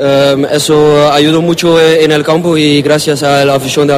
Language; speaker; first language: Spanish; non-native, learner; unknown